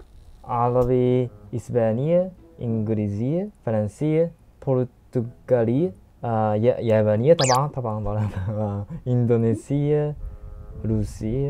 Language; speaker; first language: Arabic; non-native, learner; Japanese